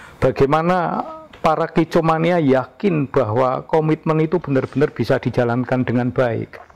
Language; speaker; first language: Indonesian; non-native, local second language; Javanese